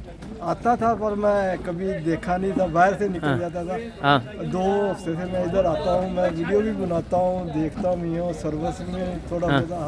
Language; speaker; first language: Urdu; non-native, local second language; Punjabi